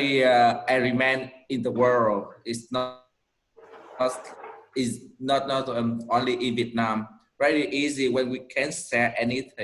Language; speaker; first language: English; non-native, learner; Vietnamese